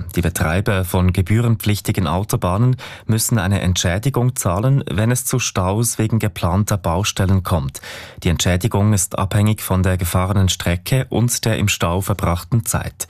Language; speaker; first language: German; native; German